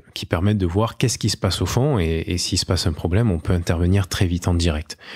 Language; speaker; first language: French; native; French